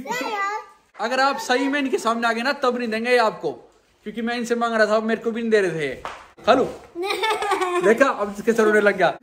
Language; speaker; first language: Hindi; native; Hindi